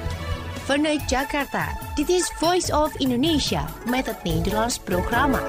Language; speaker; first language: Dutch; non-native, fluent; Indonesian